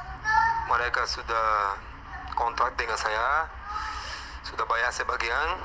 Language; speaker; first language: Indonesian; non-native, fluent; Portuguese